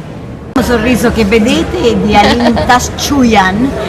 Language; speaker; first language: Italian; native; Italian